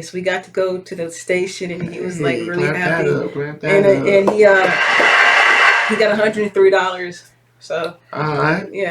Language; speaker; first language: English; native; English